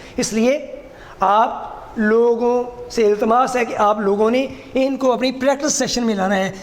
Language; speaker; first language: Urdu; non-native, local second language; Punjabi